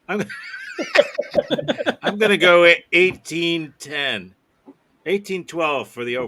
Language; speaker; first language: English; native; English